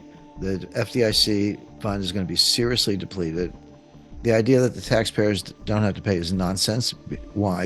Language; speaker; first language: English; native; English